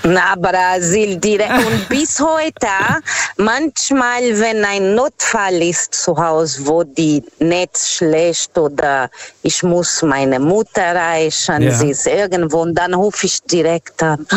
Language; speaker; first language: German; non-native, fluent; Portuguese